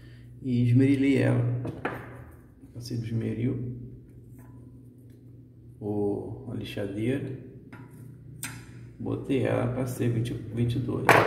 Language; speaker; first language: Portuguese; native; Portuguese